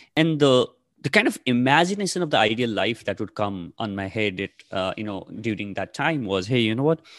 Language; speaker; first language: English; non-native, local second language; Nepali